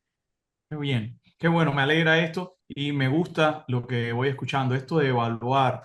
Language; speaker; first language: Spanish; native; Spanish